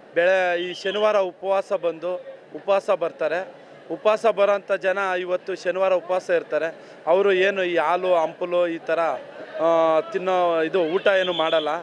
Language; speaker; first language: Kannada; native; Kannada